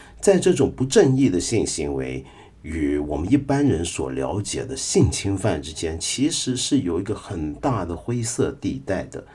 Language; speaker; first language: Chinese; non-native, local second language; Cantonese